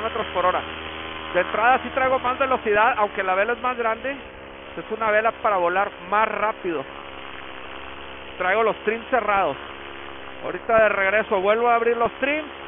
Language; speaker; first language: Spanish; native; Spanish